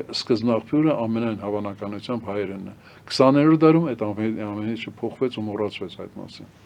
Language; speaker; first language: Armenian; native; Armenian